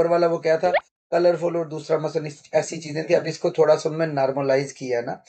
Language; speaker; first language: Urdu; non-native, local second language; Punjabi